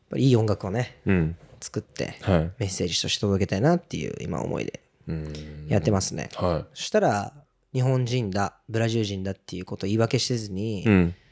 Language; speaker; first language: Japanese; early bilingual, other home language; Portuguese